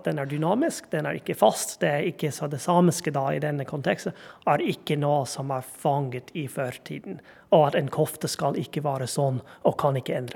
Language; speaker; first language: Norwegian; non-native, fluent; English